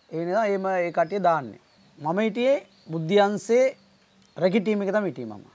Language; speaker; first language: Sinhala; non-native, local second language; Tamil